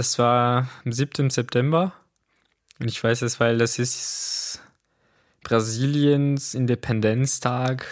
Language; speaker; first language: German; non-native, fluent; Portuguese